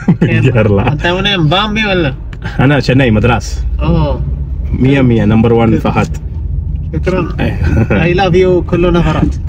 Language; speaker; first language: Arabic; non-native, learner; Tamil